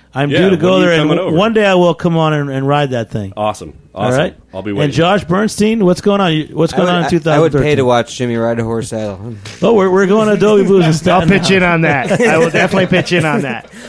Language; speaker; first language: English; native; English